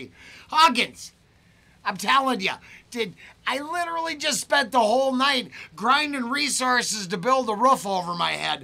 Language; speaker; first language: English; native; English